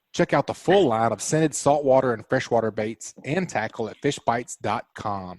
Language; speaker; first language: English; native; English